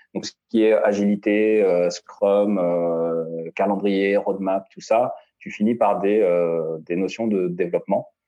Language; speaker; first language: French; non-native, local second language; Arabic